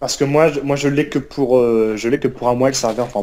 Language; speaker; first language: French; native; French